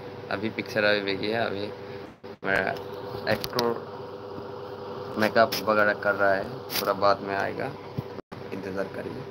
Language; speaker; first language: Hindi; non-native, learner; Bangla